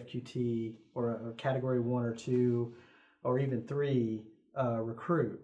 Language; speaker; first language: English; native; English